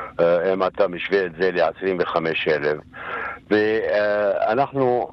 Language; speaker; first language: Hebrew; non-native, local second language; Arabic